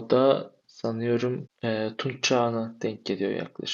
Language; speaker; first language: Turkish; native; Turkish